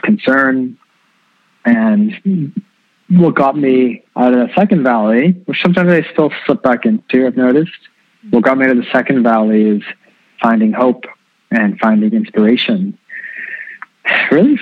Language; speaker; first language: English; native; English